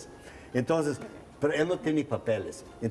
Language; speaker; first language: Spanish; non-native, learner; English